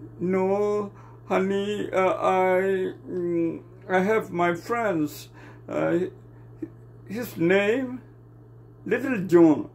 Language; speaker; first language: English; non-native, learner; Burmese